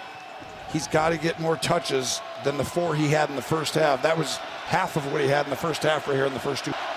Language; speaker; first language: English; native; English